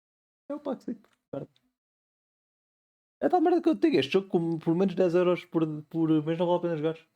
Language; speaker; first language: Portuguese; native; Portuguese